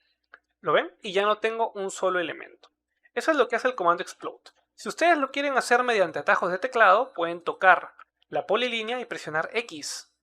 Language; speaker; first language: Spanish; native; Spanish